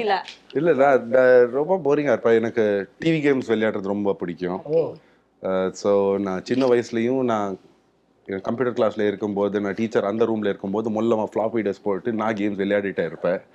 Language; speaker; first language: Tamil; non-native, local second language; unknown